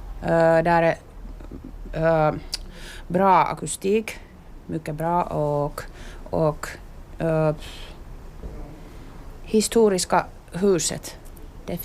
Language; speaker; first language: Swedish; non-native, local second language; Finnish